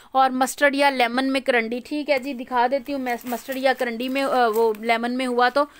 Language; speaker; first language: Urdu; native; Urdu